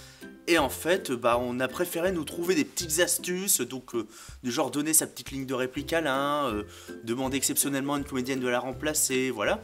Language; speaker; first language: French; native; French